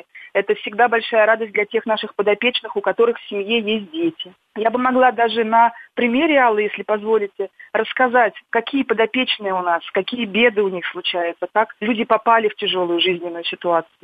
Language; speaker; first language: Russian; native; Russian